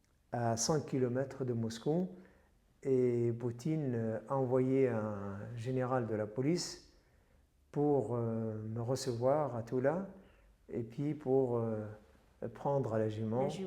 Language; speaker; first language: French; non-native, fluent; Arabic